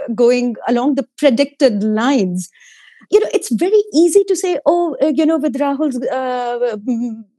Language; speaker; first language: English; non-native, local second language; Hindi